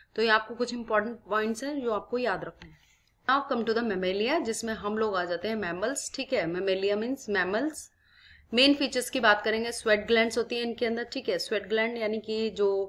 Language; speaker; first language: Hindi; native; Hindi